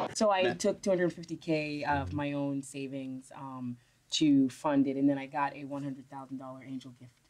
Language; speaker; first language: English; native; English